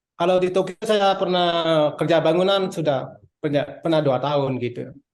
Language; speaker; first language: Indonesian; non-native, local second language; Balinese